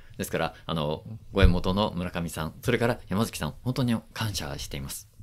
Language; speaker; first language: Japanese; native; Japanese